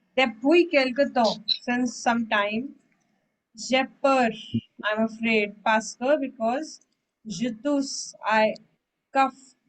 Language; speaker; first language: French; non-native, learner; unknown